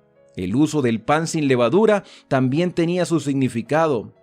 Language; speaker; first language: Spanish; native; Spanish